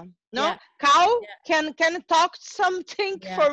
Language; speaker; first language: English; non-native, learner; Portuguese